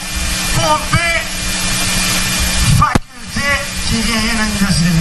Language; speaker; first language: French; non-native, local second language; Haitian Creole